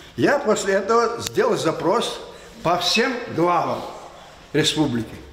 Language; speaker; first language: Russian; non-native, local second language; Lezghian